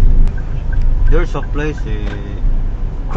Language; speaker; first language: English; non-native, local second language; Filipino